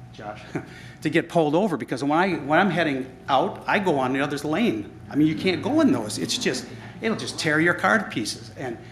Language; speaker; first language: English; native; English